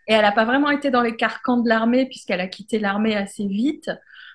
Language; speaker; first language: French; native; French